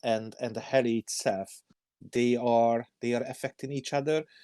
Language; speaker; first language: English; non-native, learner; Hungarian